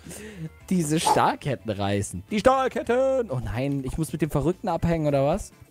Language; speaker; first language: German; native; German